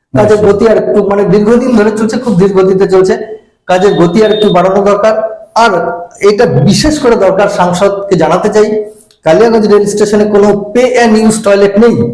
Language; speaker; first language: Bangla; native; Bangla